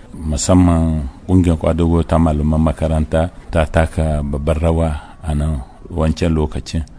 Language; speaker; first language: Hausa; non-native, local second language; Arabic